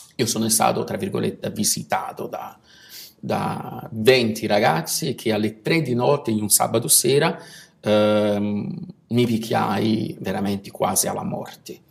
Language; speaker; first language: Italian; non-native, fluent; Portuguese